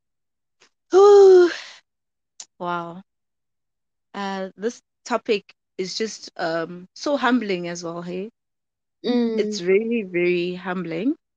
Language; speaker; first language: English; non-native, local second language; Zulu